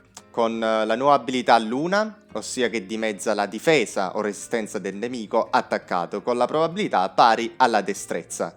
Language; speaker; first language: Italian; native; Italian